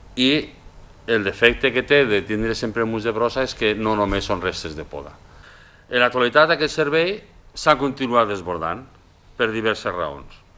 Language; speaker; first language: Catalan; native; Catalan